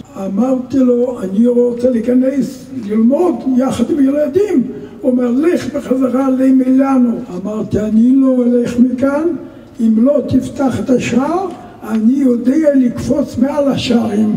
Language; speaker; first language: Hebrew; non-native, fluent; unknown